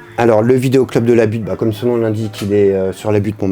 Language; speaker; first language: French; native; French